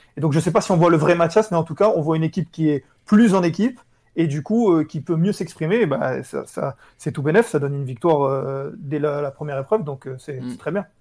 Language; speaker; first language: French; native; French